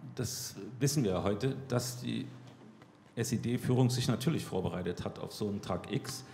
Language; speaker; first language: German; native; German